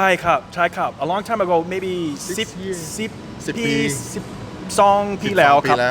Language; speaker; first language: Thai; non-native, learner; English